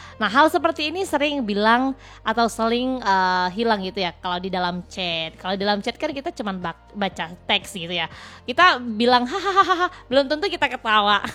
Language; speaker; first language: Indonesian; native; Indonesian